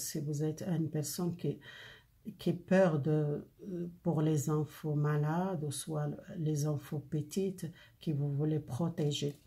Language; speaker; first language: French; non-native, learner; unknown